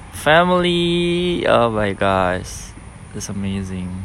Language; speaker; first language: English; non-native, fluent; Indonesian